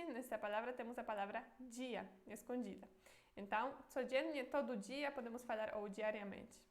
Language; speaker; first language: Portuguese; non-native, fluent; Polish